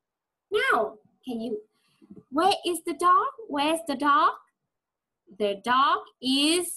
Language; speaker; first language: English; non-native, fluent; Vietnamese